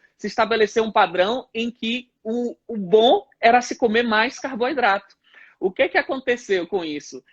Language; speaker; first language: Portuguese; native; Portuguese